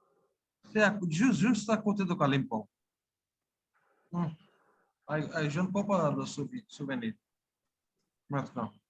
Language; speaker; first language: French; non-native, fluent; Bangla